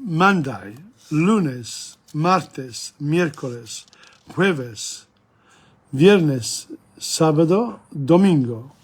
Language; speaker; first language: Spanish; non-native, learner; English